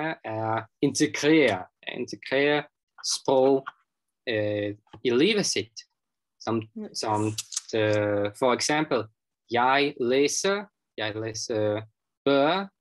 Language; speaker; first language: Danish; non-native, fluent; Russian